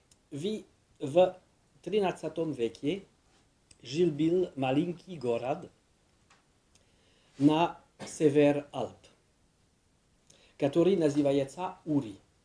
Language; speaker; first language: Russian; non-native, learner; French